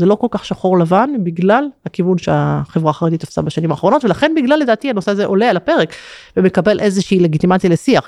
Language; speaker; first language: Hebrew; native; Hebrew